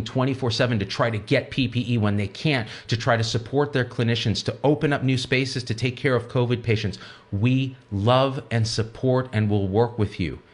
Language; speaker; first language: English; native; English